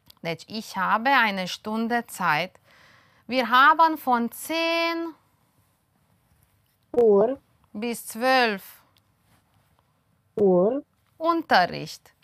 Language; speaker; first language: German; non-native, fluent; Romanian